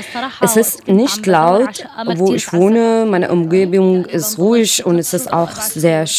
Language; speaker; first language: German; non-native, learner; Arabic